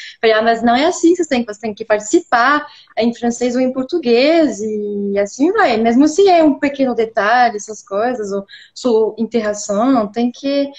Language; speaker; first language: Portuguese; non-native, fluent; French